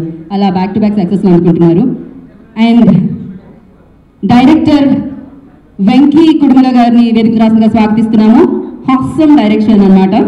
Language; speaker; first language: Telugu; native; Telugu